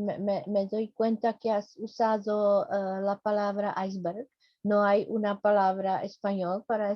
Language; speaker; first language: Spanish; non-native, fluent; Czech